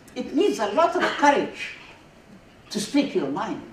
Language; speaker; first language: English; non-native, fluent; Arabic